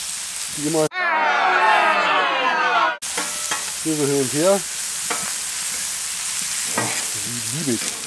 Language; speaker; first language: German; native; German